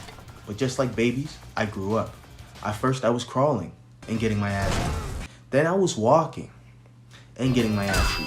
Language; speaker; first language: English; native; English